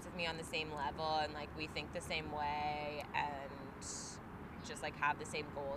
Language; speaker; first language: English; native; English